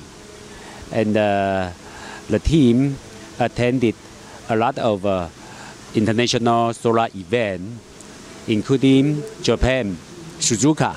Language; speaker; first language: English; non-native, learner; Chinese